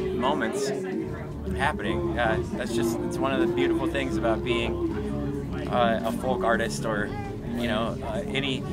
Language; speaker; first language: English; native; English